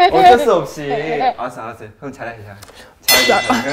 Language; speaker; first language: Korean; non-native, fluent; Chinese